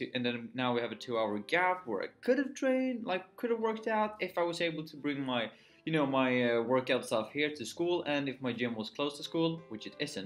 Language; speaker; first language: English; non-native, fluent; Swedish